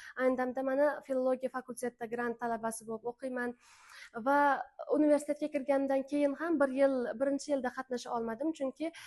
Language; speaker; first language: Uzbek; non-native, local second language; Turkmen